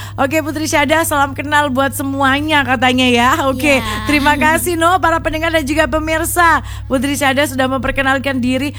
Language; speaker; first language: Indonesian; native; Indonesian